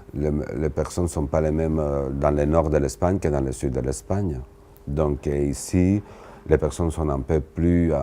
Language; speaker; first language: French; non-native, fluent; Spanish